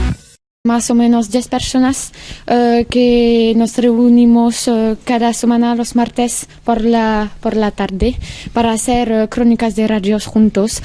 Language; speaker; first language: Spanish; non-native, learner; French